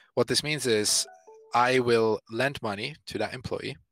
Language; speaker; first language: English; non-native, fluent; Italian